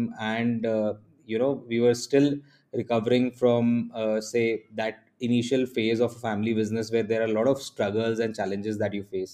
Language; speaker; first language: English; non-native, local second language; Hindi